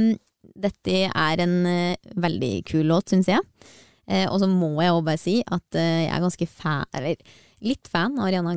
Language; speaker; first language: Norwegian; native; Norwegian